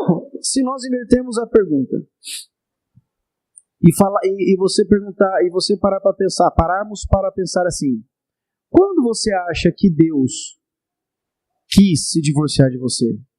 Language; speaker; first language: Portuguese; native; Portuguese